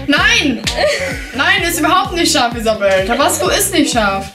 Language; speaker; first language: German; native; German